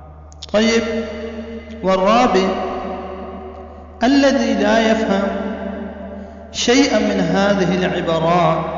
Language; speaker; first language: Arabic; non-native, fluent; Urdu